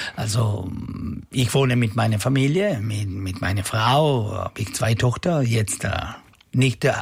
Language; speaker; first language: German; non-native, local second language; Italian